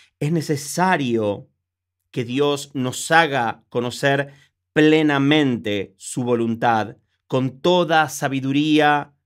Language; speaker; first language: Spanish; native; Spanish